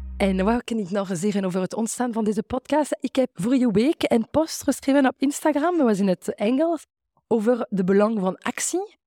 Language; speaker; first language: Dutch; non-native, fluent; French